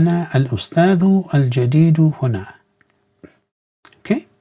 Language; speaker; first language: Arabic; non-native, fluent; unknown